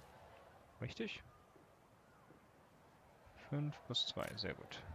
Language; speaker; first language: German; native; German